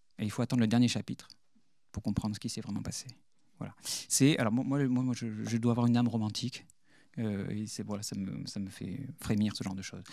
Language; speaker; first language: French; native; French